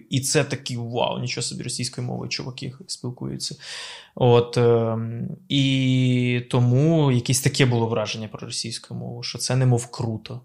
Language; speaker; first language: Ukrainian; native; Ukrainian